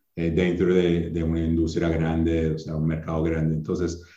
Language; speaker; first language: Spanish; non-native, fluent; English